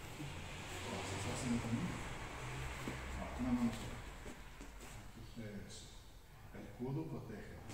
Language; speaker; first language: Spanish; non-native, fluent; Portuguese